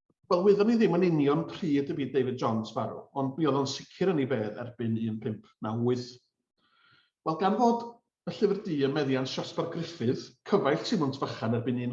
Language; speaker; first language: Welsh; native; Welsh